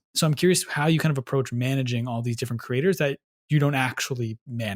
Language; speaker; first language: English; native; English